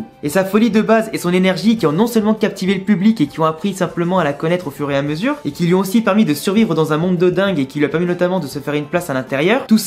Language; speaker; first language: French; native; French